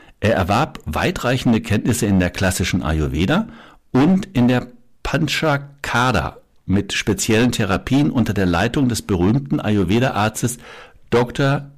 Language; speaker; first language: German; native; German